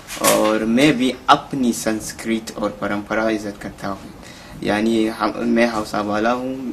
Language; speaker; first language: Hindi; non-native, fluent; Hausa